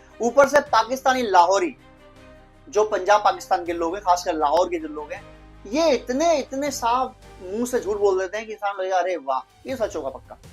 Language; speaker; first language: Hindi; native; Hindi